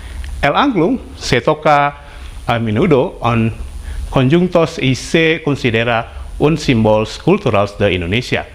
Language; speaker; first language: Spanish; non-native, fluent; Indonesian